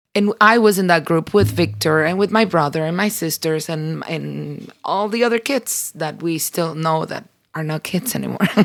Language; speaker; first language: English; early bilingual, other home language; Spanish